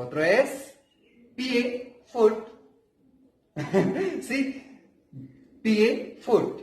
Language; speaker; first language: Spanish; non-native, fluent; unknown